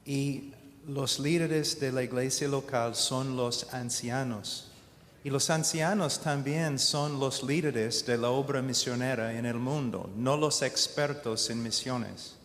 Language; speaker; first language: Spanish; non-native, fluent; English